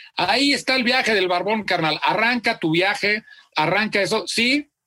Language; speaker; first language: Spanish; native; Spanish